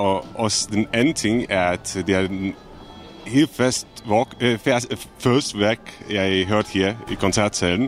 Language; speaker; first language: Danish; non-native, fluent; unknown